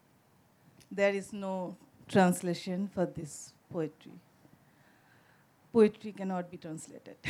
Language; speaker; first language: English; non-native, local second language; Bangla